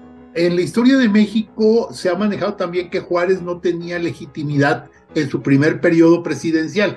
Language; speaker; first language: Spanish; native; Spanish